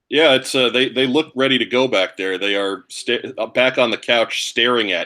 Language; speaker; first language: English; native; English